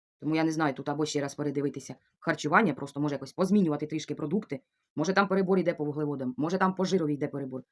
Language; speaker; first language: Ukrainian; non-native, local second language; Russian